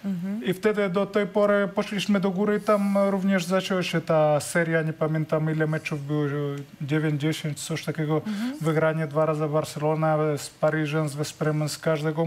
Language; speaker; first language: Polish; non-native, fluent; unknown